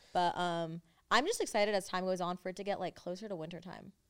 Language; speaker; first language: English; native; English